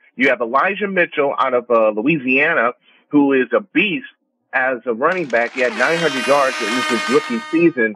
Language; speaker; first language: English; native; English